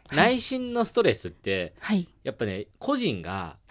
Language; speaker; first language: Japanese; native; Japanese